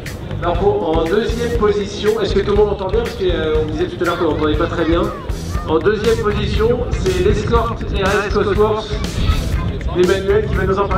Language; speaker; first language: French; native; French